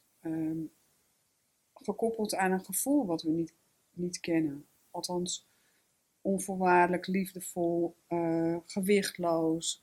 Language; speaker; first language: Dutch; native; Dutch